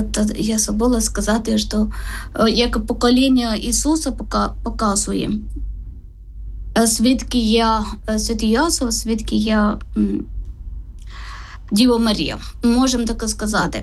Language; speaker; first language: Ukrainian; non-native, learner; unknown